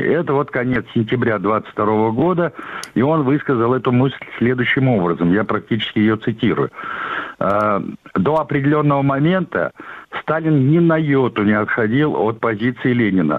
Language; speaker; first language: Russian; native; Russian